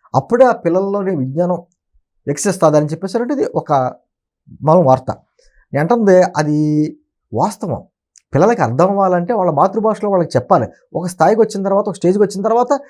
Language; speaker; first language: Telugu; native; Telugu